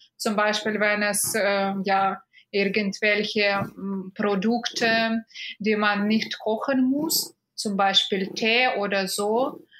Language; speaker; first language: German; non-native, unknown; Russian